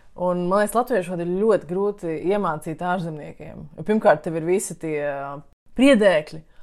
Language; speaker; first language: Latvian; native; Latvian